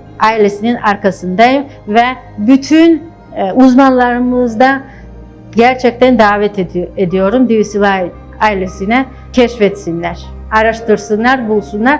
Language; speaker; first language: Turkish; non-native, fluent; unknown